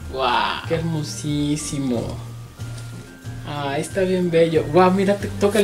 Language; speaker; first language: Spanish; native; Spanish